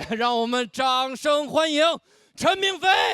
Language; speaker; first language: Chinese; native; Chinese